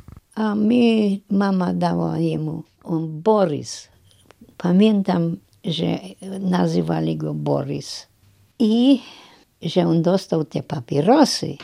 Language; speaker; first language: Polish; non-native, local second language; German